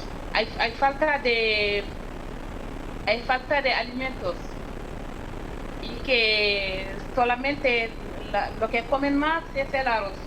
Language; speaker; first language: Spanish; non-native, fluent; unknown